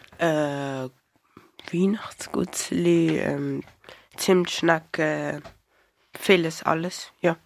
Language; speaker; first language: German; non-native, learner; Dutch